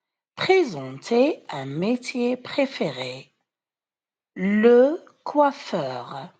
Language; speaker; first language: French; non-native, fluent; Arabic